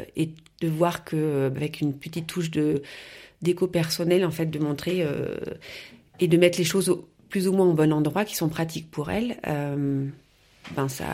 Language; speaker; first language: French; native; French